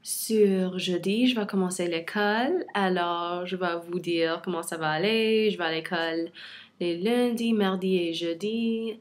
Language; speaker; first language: French; non-native, local second language; English